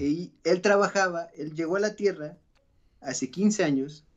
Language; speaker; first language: Spanish; native; Spanish